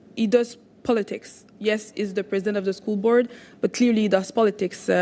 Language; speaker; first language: English; non-native, local second language; French